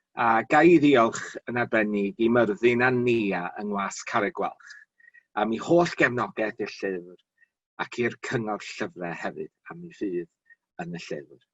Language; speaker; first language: Welsh; native; Welsh